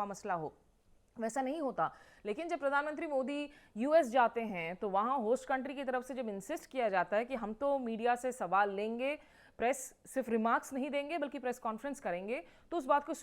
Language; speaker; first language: Hindi; native; Hindi